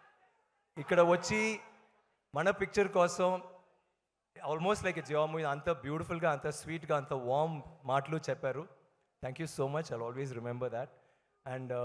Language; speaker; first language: Telugu; non-native, learner; Tamil